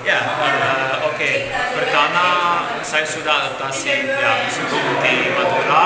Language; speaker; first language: Indonesian; non-native, learner; Bosnian